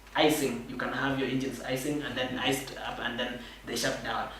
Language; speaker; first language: English; non-native, local second language; Kalenjin